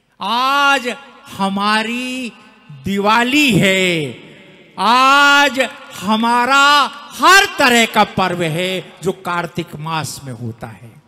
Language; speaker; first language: Hindi; native; Hindi